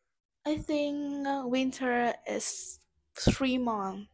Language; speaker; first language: English; non-native, learner; Vietnamese